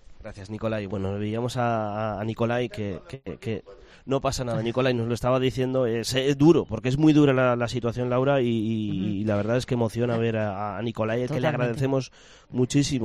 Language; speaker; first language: Spanish; native; Spanish